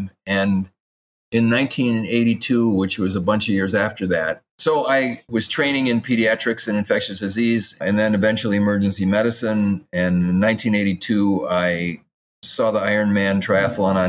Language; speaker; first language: English; native; English